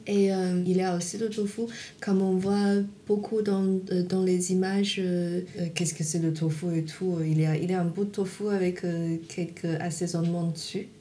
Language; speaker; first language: French; non-native, fluent; Chinese